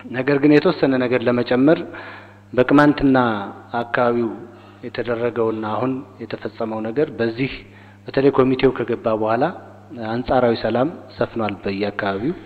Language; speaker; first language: Amharic; native; Amharic